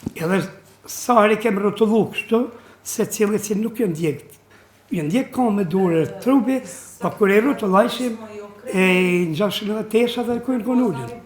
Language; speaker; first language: Albanian; native; Albanian